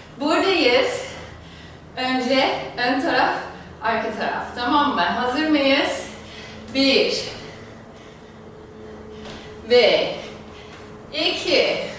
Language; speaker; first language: Turkish; non-native, fluent; German